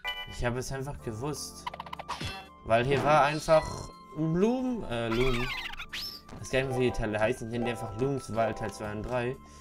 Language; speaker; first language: German; native; German